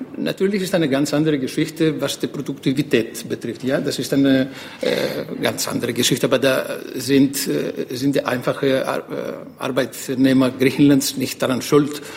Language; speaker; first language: German; non-native, fluent; Greek